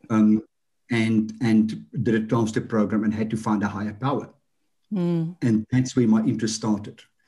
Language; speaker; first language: English; non-native, local second language; Afrikaans